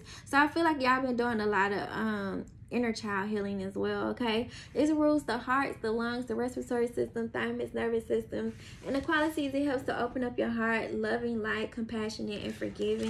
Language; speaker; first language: English; native; English